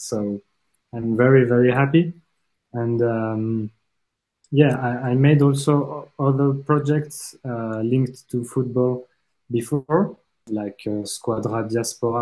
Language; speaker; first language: English; non-native, fluent; French